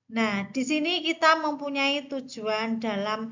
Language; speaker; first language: Indonesian; native; Indonesian